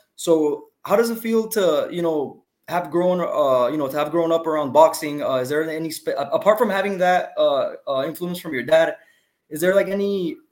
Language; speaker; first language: English; non-native, fluent; Spanish